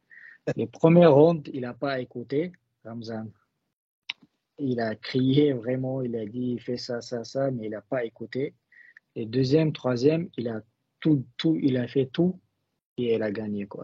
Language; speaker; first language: French; non-native, learner; Russian